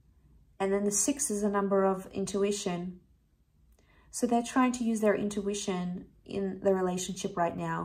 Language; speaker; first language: English; native; English